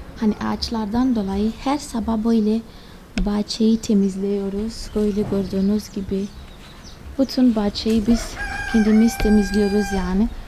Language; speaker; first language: Turkish; non-native, fluent; Portuguese